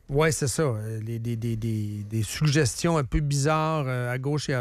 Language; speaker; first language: French; native; French